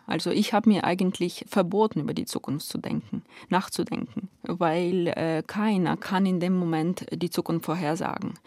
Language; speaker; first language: German; non-native, fluent; Ukrainian